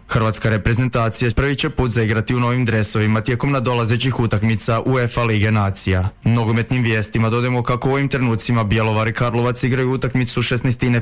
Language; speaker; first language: Croatian; native; Croatian